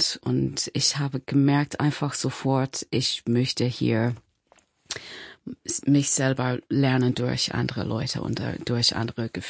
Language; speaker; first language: German; non-native, fluent; English